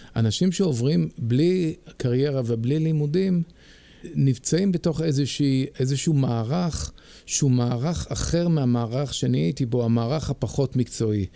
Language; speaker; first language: Hebrew; early bilingual, heritage; Hebrew